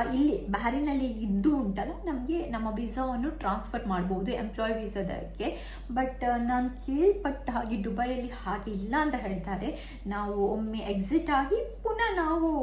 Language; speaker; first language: Kannada; non-native, local second language; Tulu